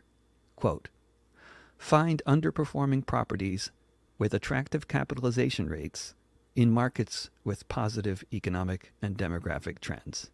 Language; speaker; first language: English; native; English